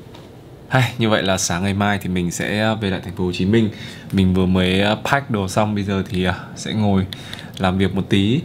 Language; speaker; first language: Vietnamese; native; Vietnamese